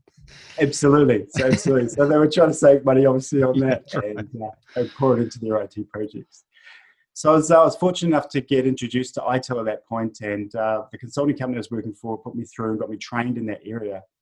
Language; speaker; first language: English; native; English